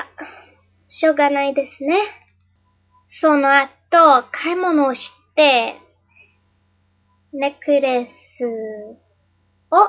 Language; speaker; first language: Japanese; non-native, learner; English